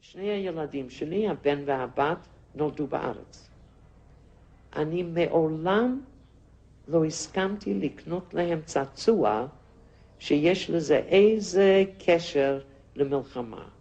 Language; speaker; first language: Hebrew; non-native, fluent; Yiddish